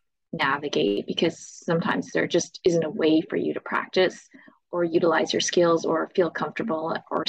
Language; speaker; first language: English; native; English